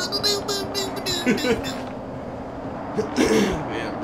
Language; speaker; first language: English; native; English